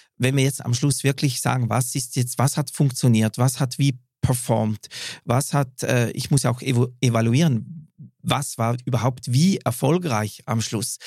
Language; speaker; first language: German; native; German